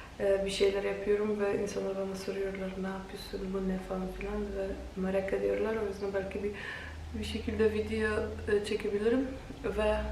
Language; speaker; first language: Turkish; non-native, fluent; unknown